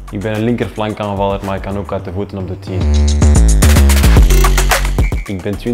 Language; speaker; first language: Dutch; early bilingual, other home language; Albanian